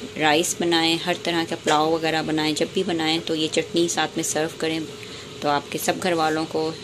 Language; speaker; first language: Urdu; native; Urdu